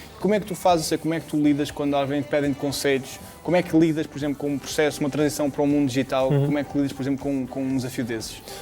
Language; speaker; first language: Portuguese; native; Portuguese